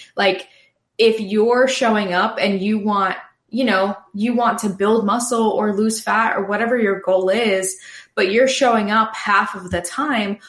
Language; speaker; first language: English; native; English